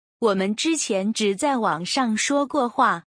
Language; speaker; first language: Chinese; native; Chinese